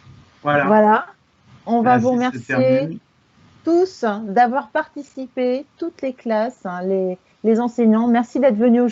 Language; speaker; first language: French; native; French